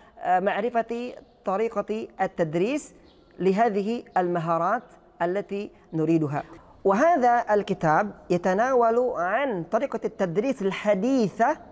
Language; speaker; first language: Arabic; non-native, fluent; Indonesian